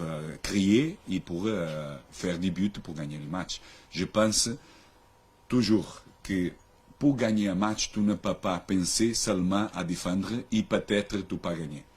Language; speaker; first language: French; non-native, learner; Portuguese